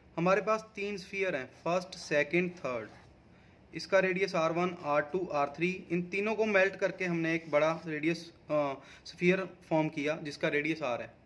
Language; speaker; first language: Hindi; non-native, local second language; Punjabi